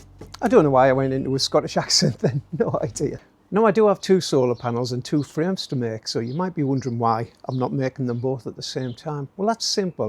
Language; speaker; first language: English; native; English